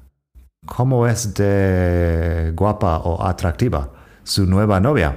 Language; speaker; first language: Spanish; non-native, fluent; English